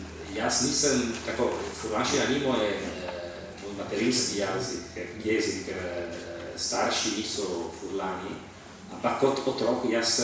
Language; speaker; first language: Slovenian; non-native, fluent; Italian